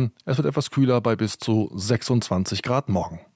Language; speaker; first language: German; native; German